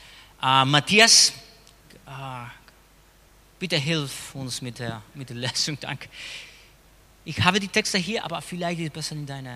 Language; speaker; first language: German; non-native, fluent; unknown